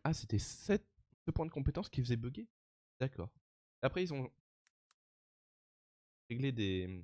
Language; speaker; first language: French; native; French